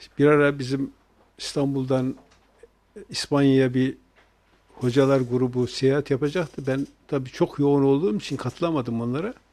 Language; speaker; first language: Turkish; native; Turkish